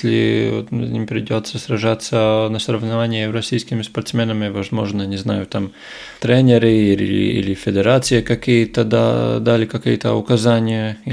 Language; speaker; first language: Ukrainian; non-native, learner; Russian